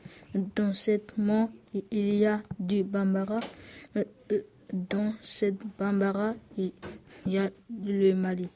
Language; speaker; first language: French; non-native, learner; Soninke